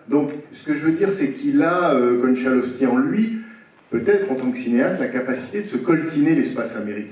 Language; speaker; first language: French; native; French